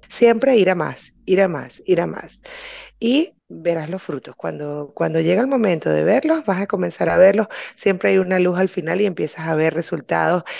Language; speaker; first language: Spanish; native; Spanish